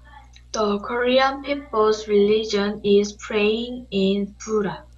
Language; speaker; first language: English; non-native, learner; Korean